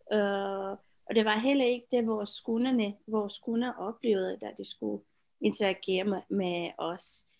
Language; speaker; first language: Danish; non-native, fluent; Romanian